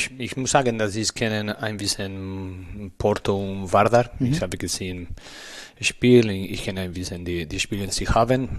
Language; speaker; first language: German; non-native, learner; Spanish